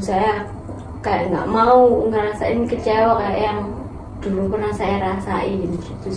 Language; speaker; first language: Indonesian; native; Indonesian